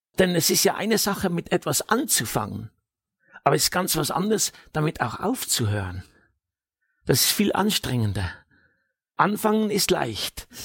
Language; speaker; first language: German; native; German